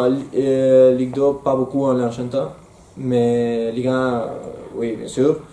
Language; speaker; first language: French; non-native, learner; Spanish